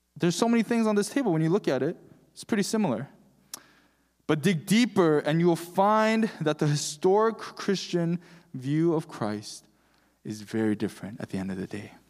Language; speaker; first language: English; early bilingual, other home language; Korean